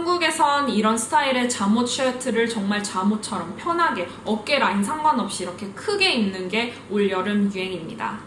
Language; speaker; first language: Korean; early bilingual, heritage; Korean